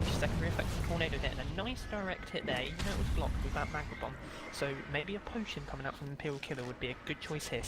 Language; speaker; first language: English; native; English